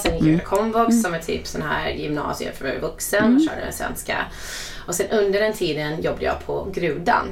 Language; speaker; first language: Swedish; non-native, fluent; English